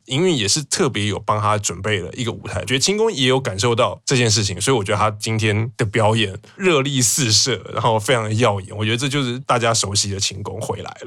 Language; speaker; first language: Chinese; native; Chinese